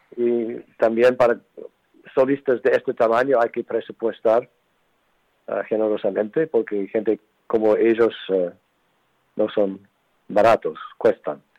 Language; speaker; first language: Spanish; non-native, fluent; English